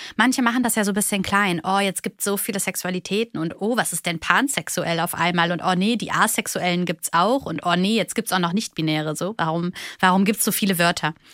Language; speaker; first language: German; early bilingual, other home language; Bulgarian